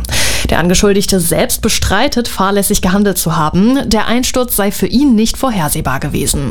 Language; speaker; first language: German; native; German